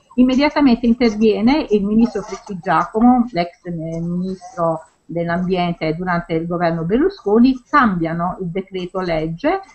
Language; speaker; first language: Italian; native; Italian